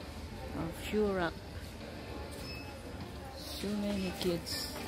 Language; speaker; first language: English; non-native, learner; Filipino